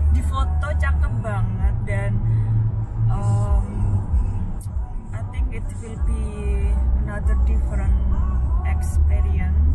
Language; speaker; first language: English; non-native, fluent; Indonesian